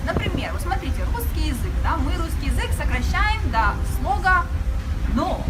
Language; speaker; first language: Russian; native; Russian